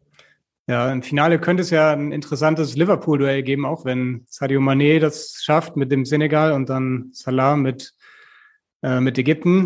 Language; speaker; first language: German; native; German